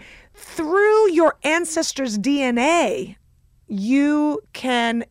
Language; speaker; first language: English; early bilingual, other home language; Russian